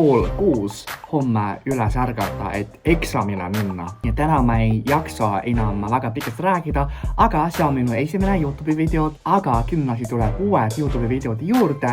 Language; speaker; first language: Estonian; non-native, fluent; Chinese